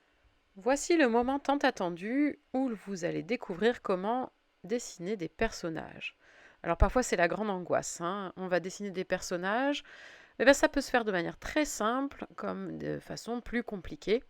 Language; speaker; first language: French; native; French